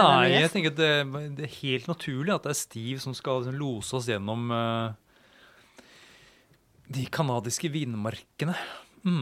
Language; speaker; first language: Norwegian; native; Norwegian